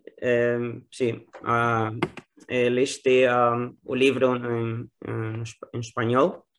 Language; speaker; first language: Portuguese; non-native, learner; Spanish